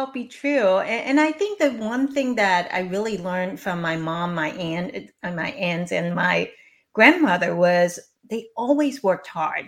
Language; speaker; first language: English; non-native, local second language; Cantonese